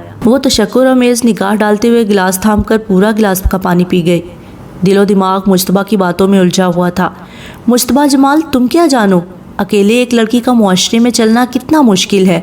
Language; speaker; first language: Urdu; native; Urdu